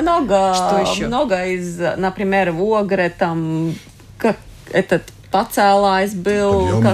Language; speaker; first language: Russian; non-native, local second language; Latvian